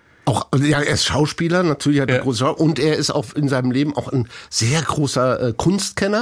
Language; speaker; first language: German; native; German